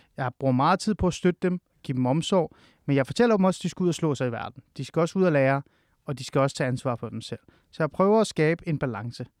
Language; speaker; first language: Danish; early bilingual, other home language; Persian